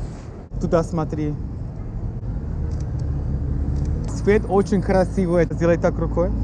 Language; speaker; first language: Russian; non-native, learner; English